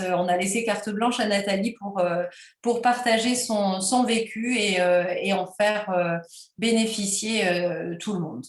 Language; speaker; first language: French; native; French